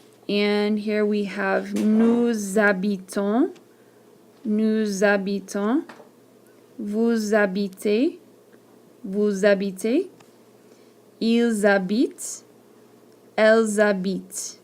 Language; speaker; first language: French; non-native, fluent; English